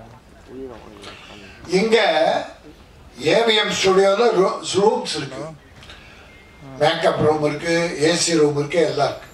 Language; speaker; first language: Tamil; native; Tamil